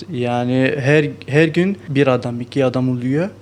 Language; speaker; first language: Turkish; non-native, learner; Arabic